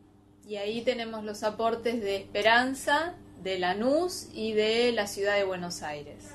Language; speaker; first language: Spanish; native; Spanish